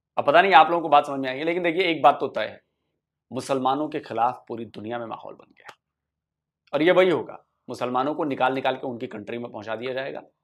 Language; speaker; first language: Hindi; native; Hindi